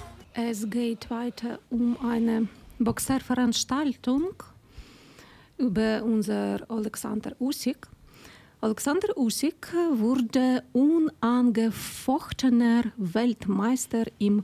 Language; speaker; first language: German; non-native, fluent; Ukrainian